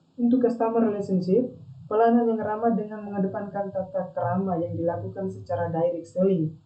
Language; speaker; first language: Indonesian; non-native, local second language; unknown